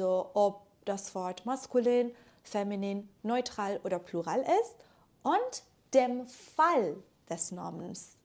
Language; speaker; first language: German; native; German